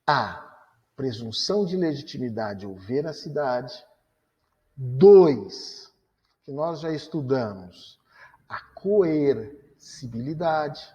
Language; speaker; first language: Portuguese; native; Portuguese